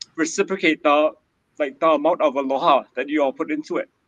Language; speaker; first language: English; native; English